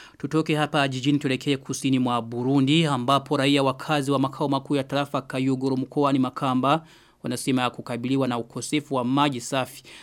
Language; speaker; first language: Swahili; non-native, local second language; Rundi